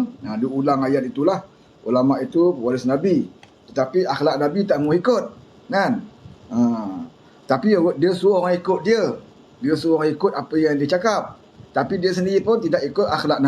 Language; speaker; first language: Malay; native; Malay